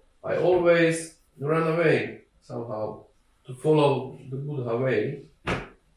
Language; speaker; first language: English; non-native, learner; Slovak